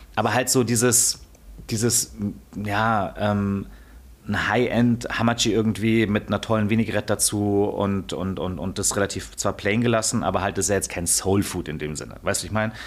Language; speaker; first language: German; native; German